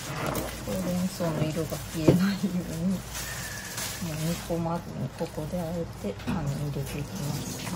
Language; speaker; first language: Japanese; native; Japanese